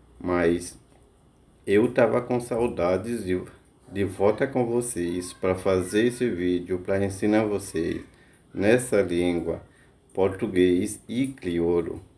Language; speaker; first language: Portuguese; non-native, fluent; Haitian Creole